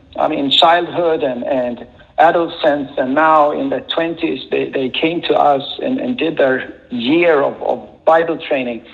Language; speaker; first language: English; non-native, fluent; Swedish